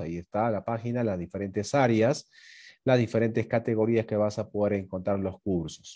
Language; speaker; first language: Spanish; native; Spanish